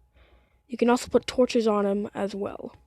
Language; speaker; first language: English; native; English